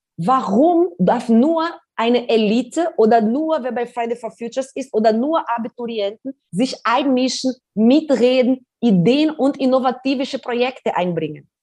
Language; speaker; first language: German; non-native, fluent; Portuguese